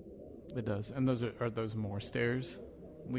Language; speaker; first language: English; native; English